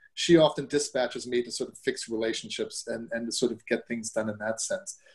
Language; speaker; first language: English; early bilingual, other home language; German